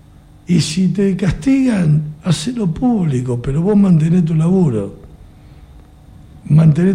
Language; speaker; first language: Spanish; native; Spanish